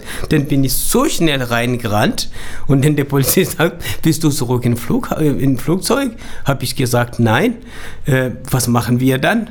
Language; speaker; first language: German; non-native, learner; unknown